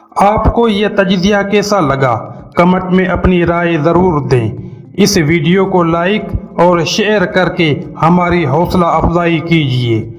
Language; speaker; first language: Urdu; non-native, local second language; Sindhi